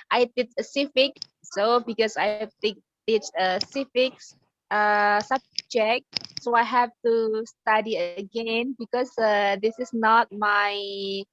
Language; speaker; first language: English; non-native, learner; Indonesian